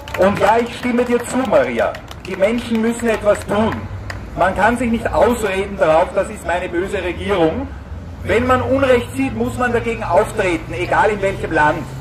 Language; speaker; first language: German; native; German